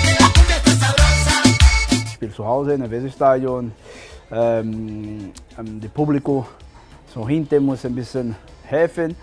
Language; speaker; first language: German; non-native, learner; Portuguese